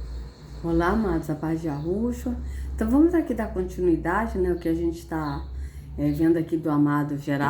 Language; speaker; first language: Portuguese; native; Portuguese